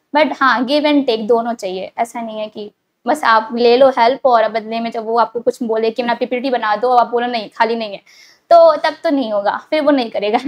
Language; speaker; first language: Hindi; native; Hindi